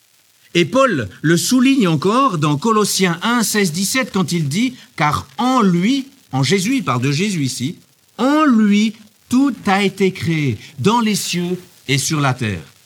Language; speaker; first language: French; native; French